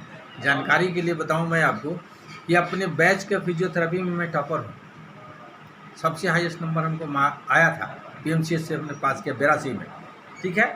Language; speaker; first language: Hindi; native; Hindi